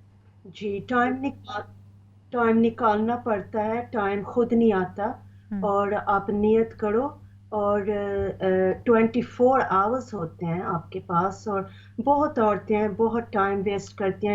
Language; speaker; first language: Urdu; early bilingual, heritage; Urdu